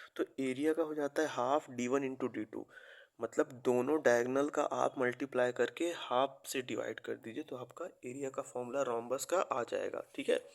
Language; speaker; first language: Hindi; native; Hindi